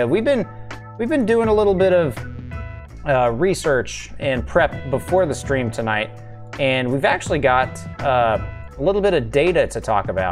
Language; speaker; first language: English; native; English